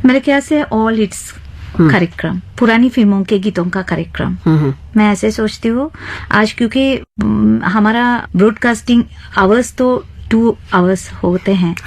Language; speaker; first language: Hindi; non-native, fluent; Sinhala